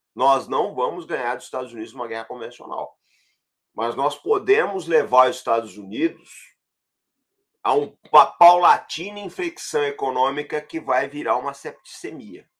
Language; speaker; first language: Portuguese; native; Portuguese